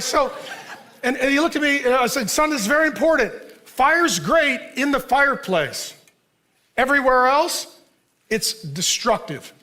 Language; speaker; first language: English; native; English